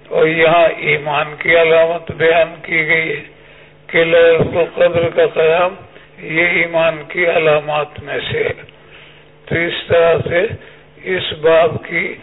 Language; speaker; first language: Urdu; native; Urdu